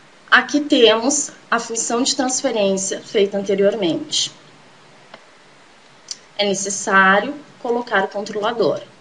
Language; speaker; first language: Portuguese; native; Portuguese